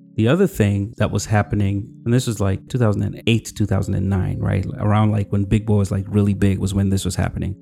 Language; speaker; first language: English; non-native, local second language; Yoruba